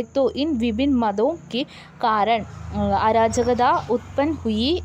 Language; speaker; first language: Hindi; non-native, local second language; Malayalam